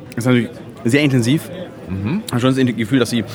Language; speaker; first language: German; native; German